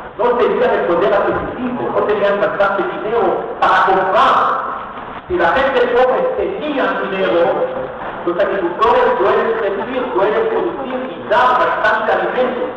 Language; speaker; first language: Spanish; non-native, fluent; Hebrew